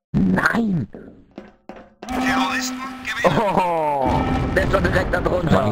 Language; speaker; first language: German; native; German